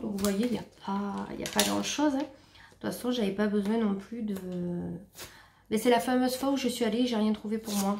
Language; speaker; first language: French; native; French